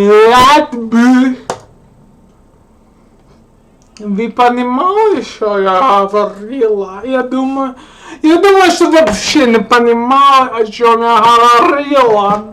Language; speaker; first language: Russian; non-native, learner; English